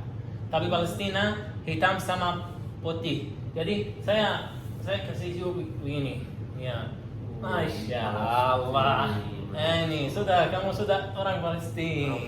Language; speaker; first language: Indonesian; non-native, learner; Arabic